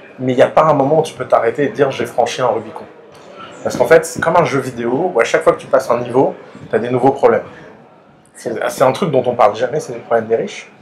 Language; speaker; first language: French; early bilingual, other home language; Arabic